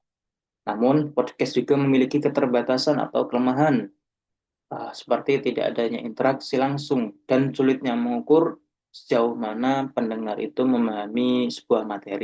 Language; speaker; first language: Indonesian; native; Indonesian